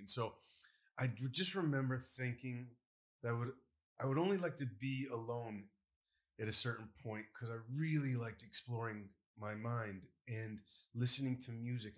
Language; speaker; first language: English; native; English